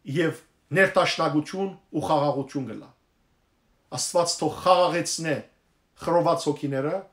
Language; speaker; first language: Armenian; early bilingual, heritage; Armenian